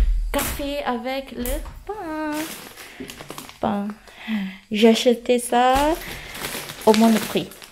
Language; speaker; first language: French; non-native, learner; Malay